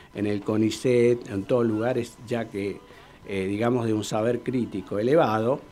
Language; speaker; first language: Spanish; native; Spanish